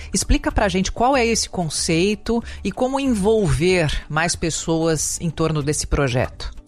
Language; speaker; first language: Portuguese; native; Portuguese